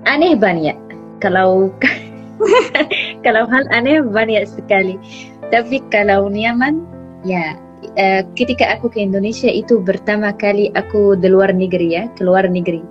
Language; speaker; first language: Indonesian; non-native, fluent; Arabic